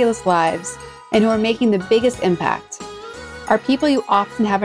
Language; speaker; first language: English; native; English